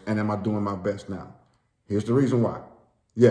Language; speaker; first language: English; native; English